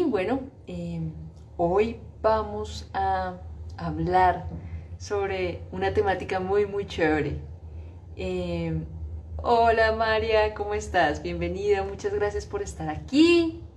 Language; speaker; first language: Spanish; native; Spanish